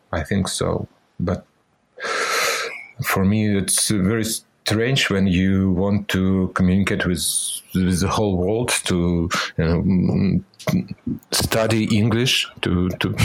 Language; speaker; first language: English; non-native, fluent; Russian